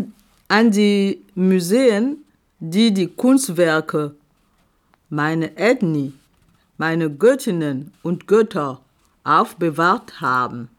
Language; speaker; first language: German; non-native, fluent; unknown